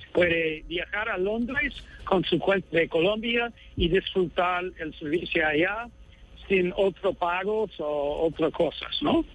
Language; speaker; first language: Spanish; non-native, fluent; English